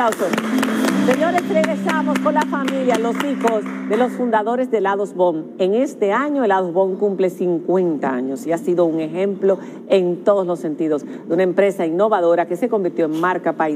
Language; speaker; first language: Spanish; native; Spanish